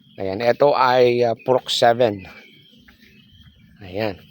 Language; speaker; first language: Filipino; non-native, local second language; Bikol